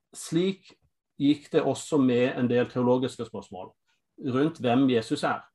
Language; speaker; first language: Norwegian; non-native, fluent; English